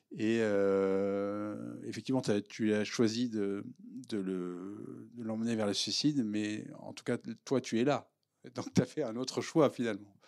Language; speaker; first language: French; native; French